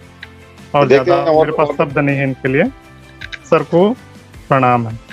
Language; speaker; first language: Hindi; native; Hindi